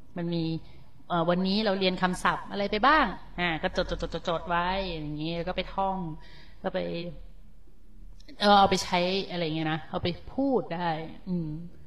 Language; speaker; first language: Thai; native; Thai